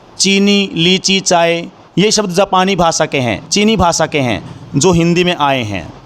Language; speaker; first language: Hindi; native; Hindi